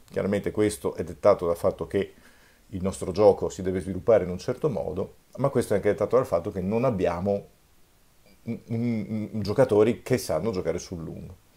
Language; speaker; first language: Italian; native; Italian